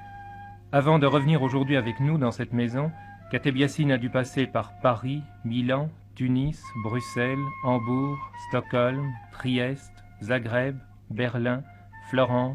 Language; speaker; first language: French; native; French